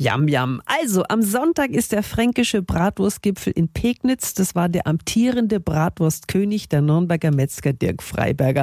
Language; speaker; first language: German; native; German